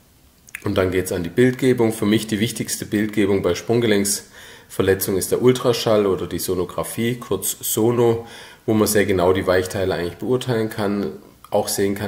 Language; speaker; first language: German; native; German